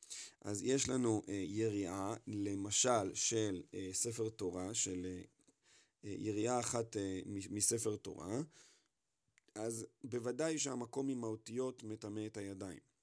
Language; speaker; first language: Hebrew; native; Hebrew